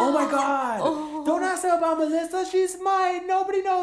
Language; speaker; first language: English; early bilingual, other home language; Spanish